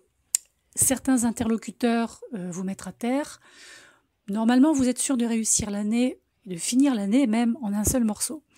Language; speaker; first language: French; native; French